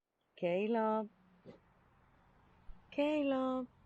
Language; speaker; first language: English; non-native, learner; Spanish